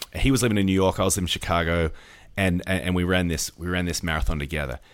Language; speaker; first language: English; native; English